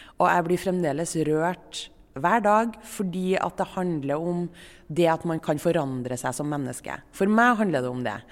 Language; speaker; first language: Norwegian; native; Norwegian